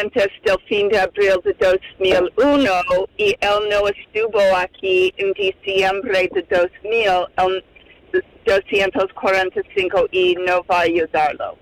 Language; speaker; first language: Spanish; non-native, fluent; English